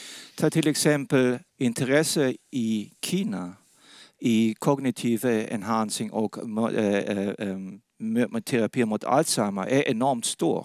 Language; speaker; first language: Swedish; non-native, fluent; Danish